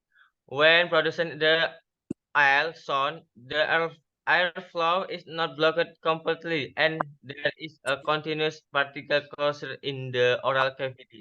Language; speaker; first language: English; non-native, learner; Indonesian